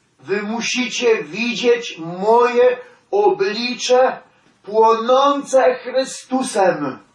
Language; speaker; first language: Polish; native; Polish